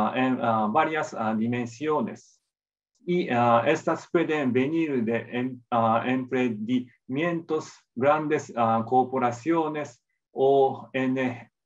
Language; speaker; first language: Spanish; non-native, fluent; Japanese